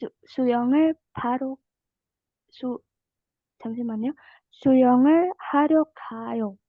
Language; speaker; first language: Korean; non-native, learner; Indonesian